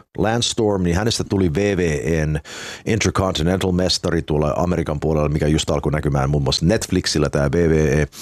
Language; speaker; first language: Finnish; early bilingual, heritage; Finnish